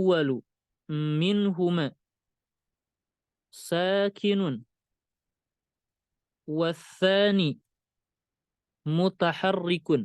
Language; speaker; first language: Arabic; non-native, fluent; Indonesian